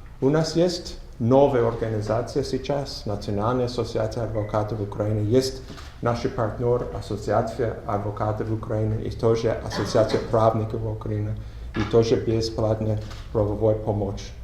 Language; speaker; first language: Russian; non-native, learner; English